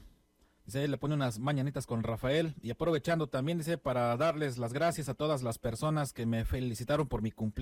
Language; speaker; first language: Spanish; native; Spanish